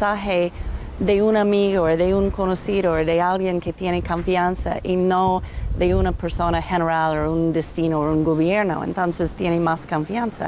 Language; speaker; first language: Spanish; non-native, learner; English